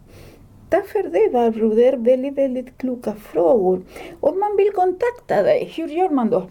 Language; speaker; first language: Swedish; non-native, fluent; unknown